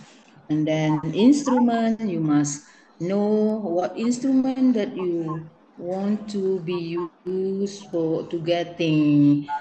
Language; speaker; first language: English; non-native, learner; Indonesian